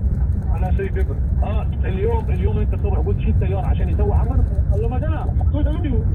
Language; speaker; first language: Arabic; non-native, learner; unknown